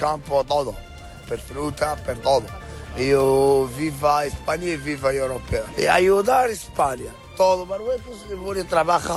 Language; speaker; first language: Spanish; non-native, learner; Arabic